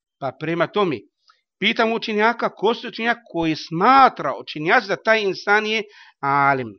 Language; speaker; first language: Bosnian; non-native, learner; Arabic